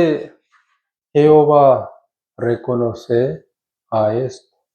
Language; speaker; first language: Spanish; non-native, learner; Korean